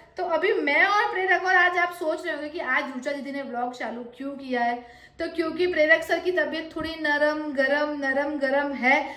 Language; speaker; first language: Hindi; non-native, local second language; Gujarati